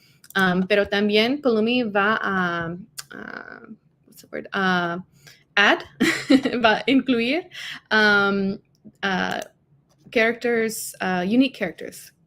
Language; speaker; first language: Spanish; non-native, learner; English